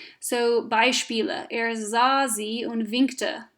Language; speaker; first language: German; non-native, fluent; English